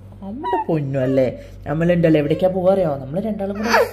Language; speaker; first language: Malayalam; native; Malayalam